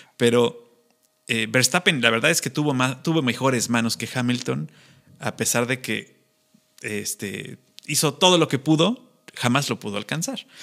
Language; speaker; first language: Spanish; native; Spanish